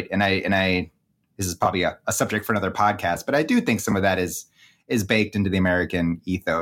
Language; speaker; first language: English; native; English